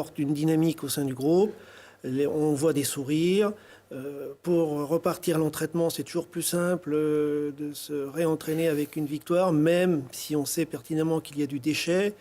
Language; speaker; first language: French; native; French